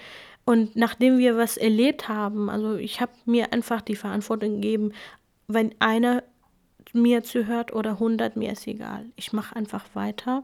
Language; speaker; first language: German; non-native, fluent; Kurdish